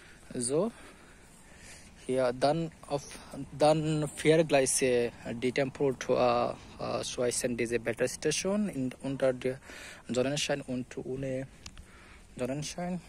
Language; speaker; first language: German; non-native, learner; Bangla